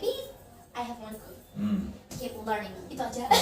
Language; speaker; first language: English; non-native, learner; Indonesian